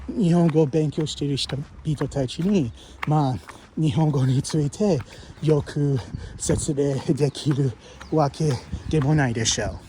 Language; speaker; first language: Japanese; non-native, fluent; English